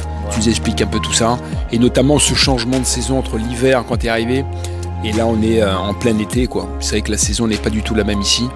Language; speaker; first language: French; native; French